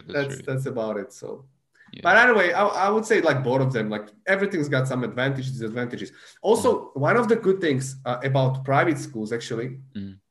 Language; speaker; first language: English; non-native, fluent; Slovak